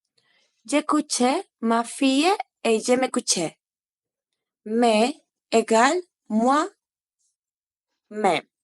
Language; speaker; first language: French; non-native, learner; Spanish